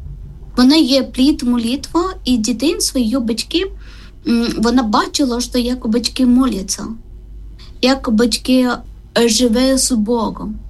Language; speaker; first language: Ukrainian; non-native, learner; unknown